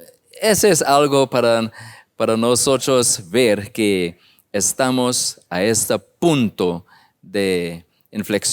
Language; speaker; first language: Spanish; non-native, learner; English